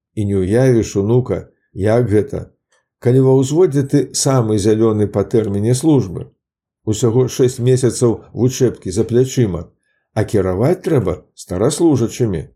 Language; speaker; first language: Belarusian; native; Belarusian